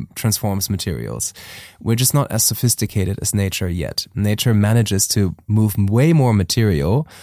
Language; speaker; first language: English; non-native, fluent; German